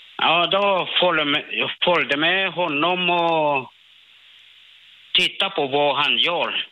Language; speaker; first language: Swedish; non-native, learner; Burmese